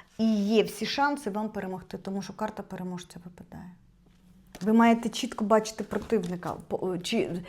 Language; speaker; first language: Ukrainian; non-native, local second language; Russian